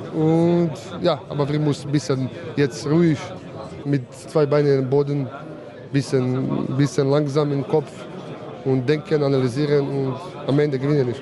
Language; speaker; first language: German; non-native, learner; Croatian